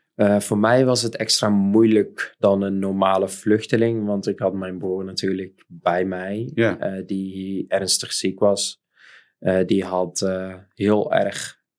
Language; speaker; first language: Dutch; non-native, fluent; Arabic